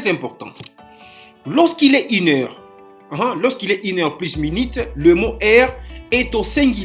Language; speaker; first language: French; non-native, fluent; Spanish